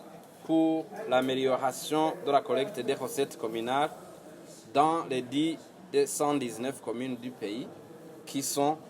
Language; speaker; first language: French; non-native, local second language; Rundi